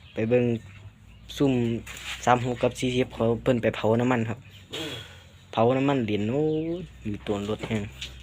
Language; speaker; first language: Thai; native; Thai